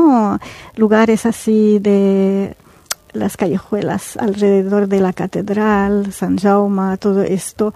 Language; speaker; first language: Spanish; non-native, fluent; Arabic